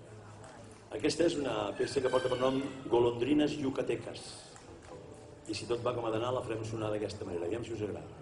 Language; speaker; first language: Catalan; native; Catalan